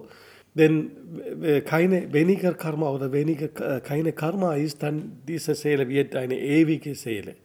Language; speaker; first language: German; non-native, learner; Tamil